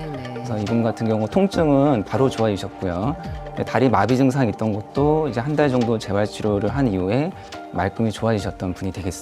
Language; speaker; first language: Korean; native; Korean